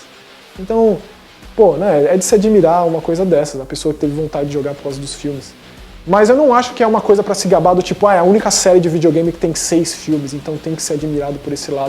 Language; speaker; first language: Portuguese; native; Portuguese